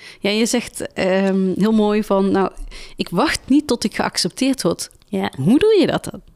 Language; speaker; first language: Dutch; early bilingual, other home language; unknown